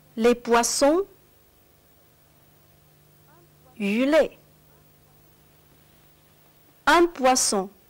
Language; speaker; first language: French; non-native, fluent; Chinese